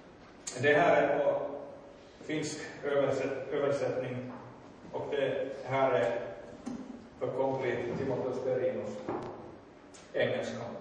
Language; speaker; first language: Swedish; non-native, local second language; Finnish